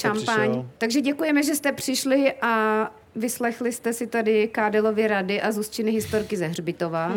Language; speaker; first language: Czech; native; Czech